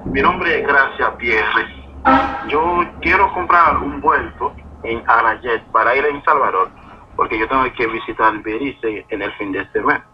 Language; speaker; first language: Spanish; non-native, learner; Haitian Creole